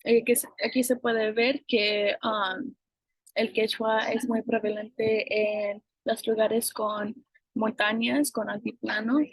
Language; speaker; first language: Spanish; non-native, fluent; English